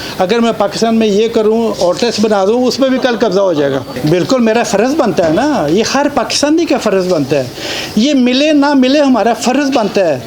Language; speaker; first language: Urdu; non-native, local second language; Punjabi